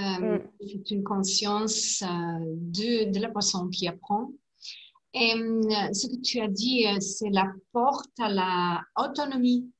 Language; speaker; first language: French; non-native, learner; English